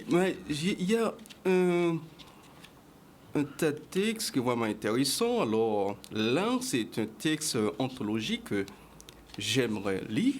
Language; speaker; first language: French; non-native, local second language; Haitian Creole